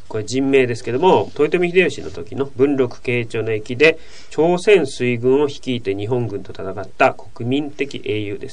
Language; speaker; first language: Japanese; native; Japanese